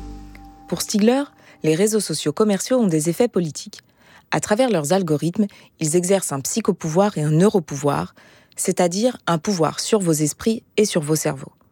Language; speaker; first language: French; native; French